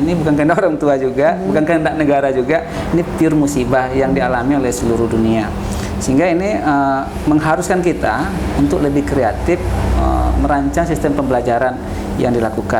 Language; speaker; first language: Indonesian; native; Indonesian